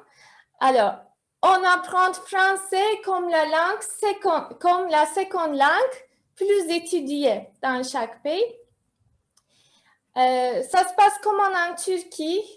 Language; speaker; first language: French; non-native, fluent; Turkish